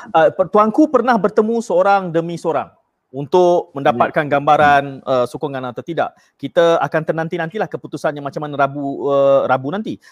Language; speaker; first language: Malay; native; Malay